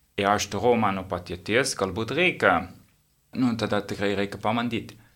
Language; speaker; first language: Lithuanian; non-native, learner; English